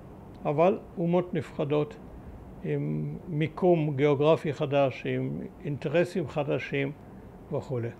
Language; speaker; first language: Hebrew; early bilingual, other home language; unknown